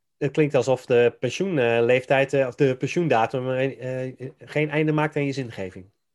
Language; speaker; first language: Dutch; native; Dutch